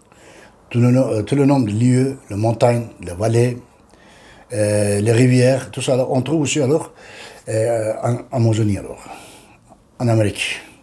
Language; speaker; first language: French; non-native, learner; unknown